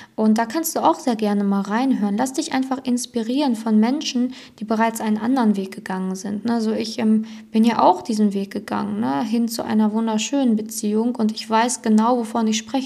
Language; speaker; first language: German; native; German